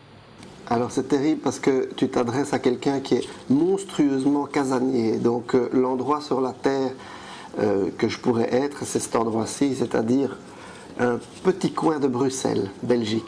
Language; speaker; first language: French; native; French